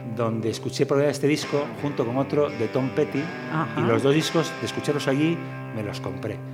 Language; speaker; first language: Spanish; native; Spanish